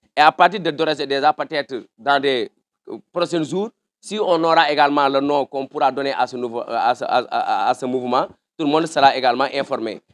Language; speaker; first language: French; non-native, local second language; Wolof